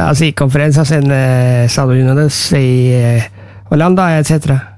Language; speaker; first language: Spanish; non-native, learner; Norwegian